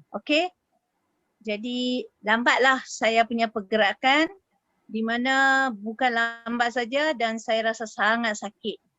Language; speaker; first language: Malay; native; Malay